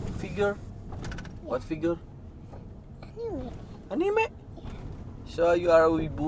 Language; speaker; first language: English; non-native, fluent; Indonesian